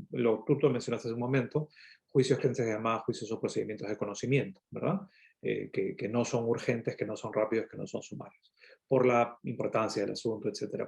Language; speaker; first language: Spanish; native; Spanish